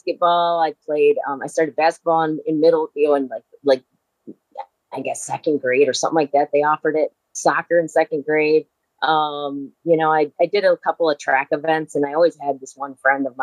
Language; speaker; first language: English; native; English